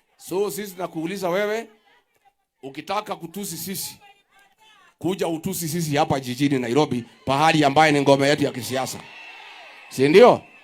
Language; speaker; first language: Swahili; non-native, local second language; Kikuyu